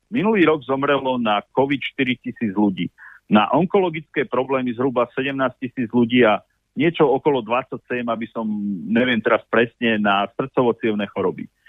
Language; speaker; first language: Slovak; native; Slovak